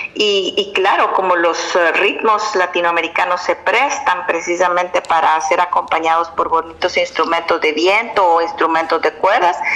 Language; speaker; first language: Spanish; native; Spanish